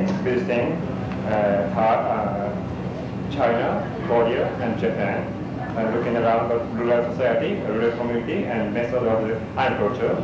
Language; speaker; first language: English; non-native, learner; Japanese